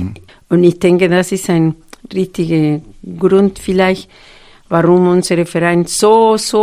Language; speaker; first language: German; non-native, fluent; Spanish